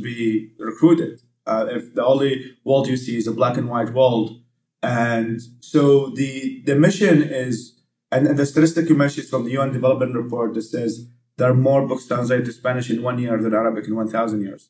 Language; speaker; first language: English; non-native, fluent; Arabic